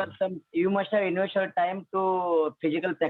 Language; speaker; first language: English; non-native, learner; Hindi